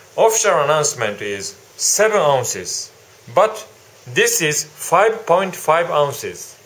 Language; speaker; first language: English; non-native, learner; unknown